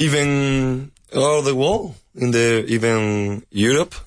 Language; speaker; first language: English; non-native, learner; Spanish